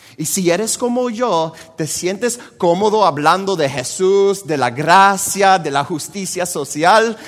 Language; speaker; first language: Spanish; non-native, fluent; English